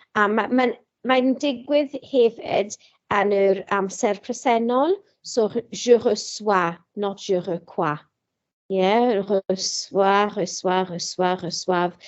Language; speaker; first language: Welsh; non-native, local second language; English